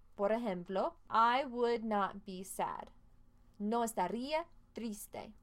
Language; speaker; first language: Spanish; non-native, fluent; English